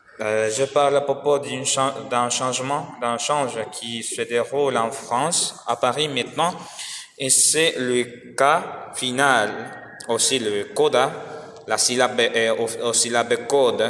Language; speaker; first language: French; non-native, learner; Spanish